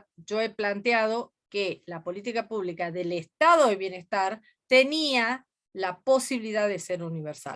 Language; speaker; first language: Spanish; native; Spanish